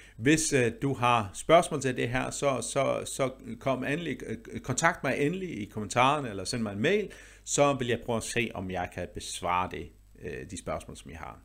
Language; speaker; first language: Danish; native; Danish